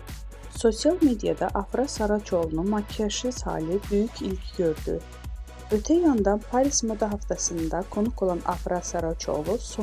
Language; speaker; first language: Turkish; native; Turkish